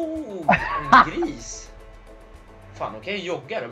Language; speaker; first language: Swedish; native; Swedish